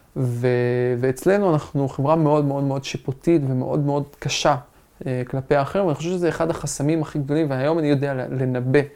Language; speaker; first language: Hebrew; non-native, local second language; Arabic